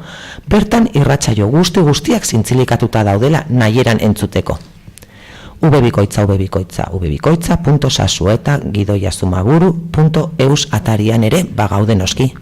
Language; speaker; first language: Basque; native; Basque